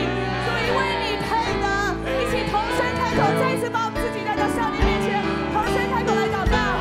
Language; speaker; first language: Chinese; native; Chinese